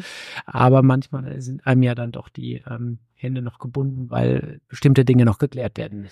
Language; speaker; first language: German; native; German